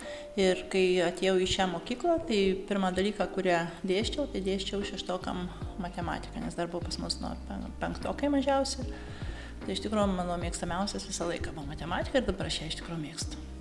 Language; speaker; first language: Lithuanian; native; Lithuanian